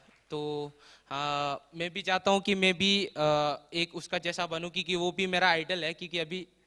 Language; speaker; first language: Hindi; non-native, local second language; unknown